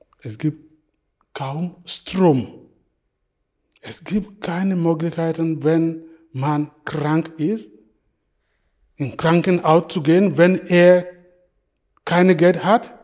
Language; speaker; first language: German; non-native, fluent; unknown